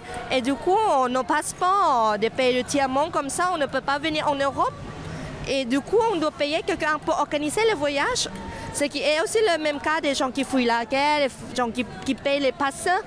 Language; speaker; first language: French; non-native, fluent; Thai